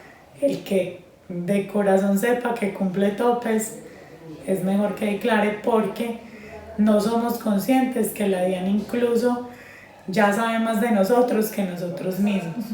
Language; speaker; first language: Spanish; native; Spanish